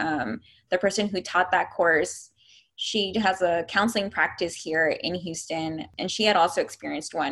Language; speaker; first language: English; native; English